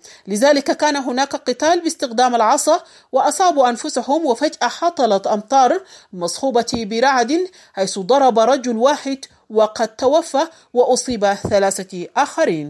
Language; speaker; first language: Arabic; native; Arabic